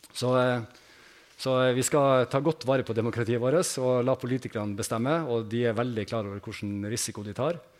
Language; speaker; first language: Norwegian; native; Norwegian